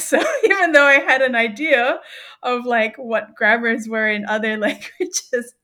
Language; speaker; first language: English; native; English